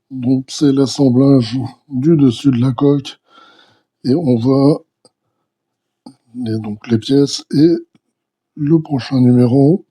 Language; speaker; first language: French; native; French